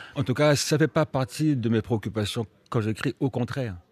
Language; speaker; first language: French; early bilingual, other home language; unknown